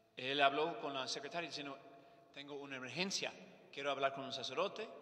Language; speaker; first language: Spanish; non-native, fluent; English